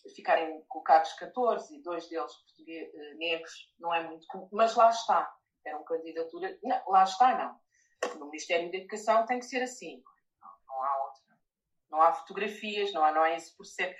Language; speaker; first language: Portuguese; native; Portuguese